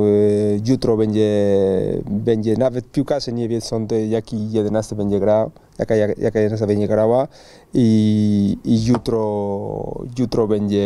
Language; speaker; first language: Polish; non-native, learner; Spanish